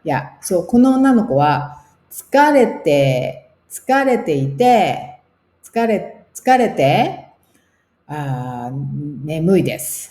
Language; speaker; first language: Japanese; non-native, fluent; English